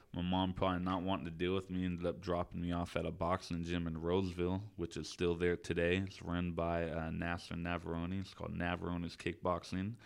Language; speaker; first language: English; native; English